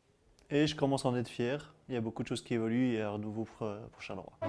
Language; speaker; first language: French; native; French